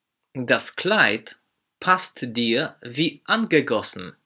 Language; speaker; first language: German; non-native, fluent; Polish